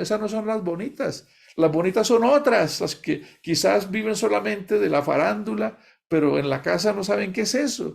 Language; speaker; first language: Spanish; native; Spanish